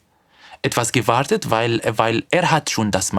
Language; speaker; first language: German; non-native, fluent; Arabic